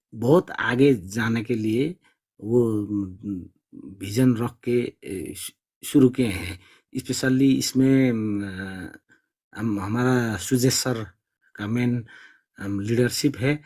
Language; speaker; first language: Hindi; non-native, learner; Nepali